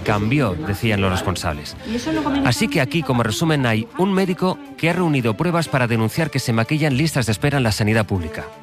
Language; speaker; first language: Spanish; native; Spanish